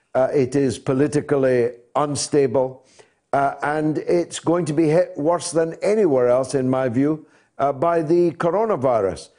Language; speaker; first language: English; native; English